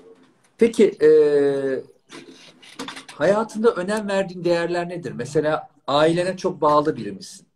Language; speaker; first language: Turkish; native; Turkish